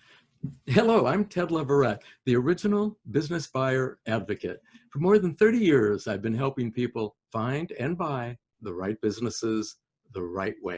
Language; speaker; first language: English; native; English